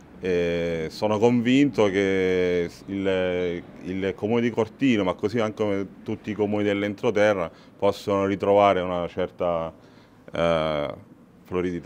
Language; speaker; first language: Italian; native; Italian